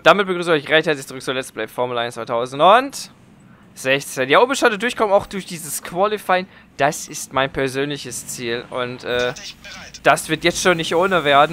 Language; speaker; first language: German; native; German